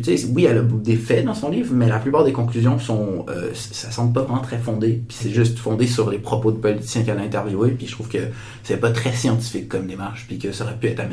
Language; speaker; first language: French; native; French